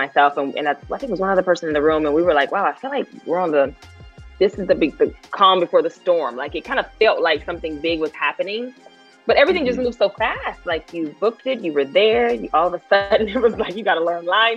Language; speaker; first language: English; native; English